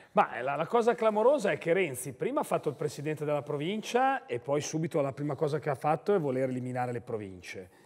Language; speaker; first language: Italian; native; Italian